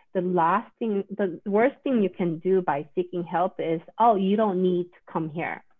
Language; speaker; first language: English; non-native, fluent; Korean